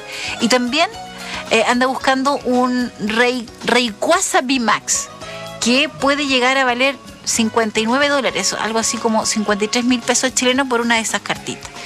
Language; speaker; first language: Spanish; native; Spanish